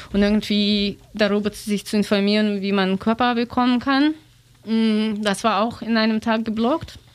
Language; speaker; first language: German; non-native, fluent; Russian